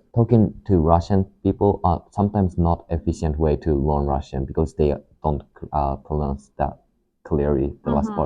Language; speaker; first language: English; non-native, learner; Japanese